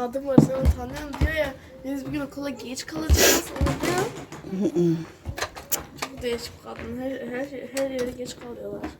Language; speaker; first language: Turkish; early bilingual, heritage; Turkish